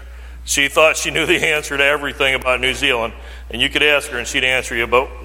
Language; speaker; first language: English; native; English